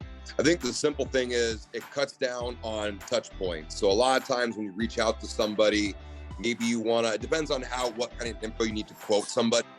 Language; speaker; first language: English; native; English